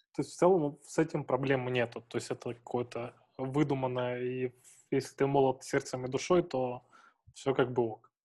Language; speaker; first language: Russian; native; Russian